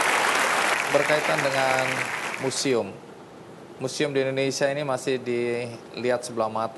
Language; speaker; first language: Indonesian; native; Indonesian